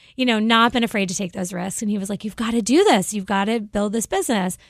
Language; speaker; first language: English; native; English